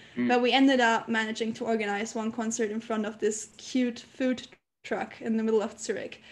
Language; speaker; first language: English; early bilingual, other home language; German